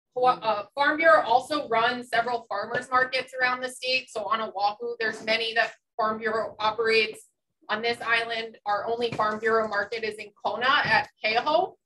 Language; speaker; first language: English; native; English